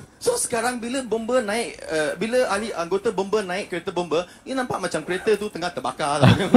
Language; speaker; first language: Malay; non-native, local second language; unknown